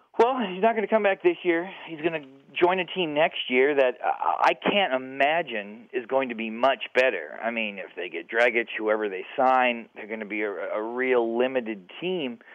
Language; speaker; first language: English; native; English